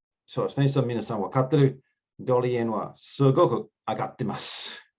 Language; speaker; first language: Japanese; non-native, learner; English